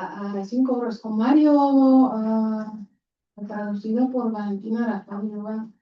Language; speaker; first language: Spanish; non-native, fluent; Bulgarian